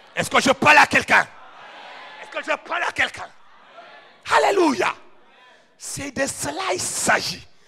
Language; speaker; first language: French; non-native, local second language; Wolof